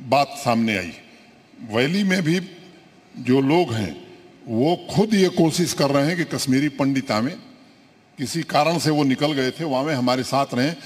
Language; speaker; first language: Hindi; native; Hindi